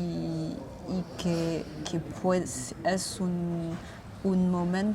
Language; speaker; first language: Spanish; non-native, fluent; French